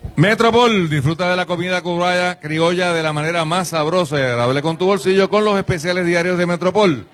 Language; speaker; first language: Spanish; native; Spanish